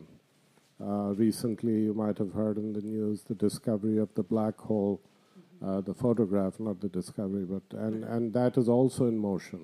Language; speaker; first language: English; non-native, local second language; Bangla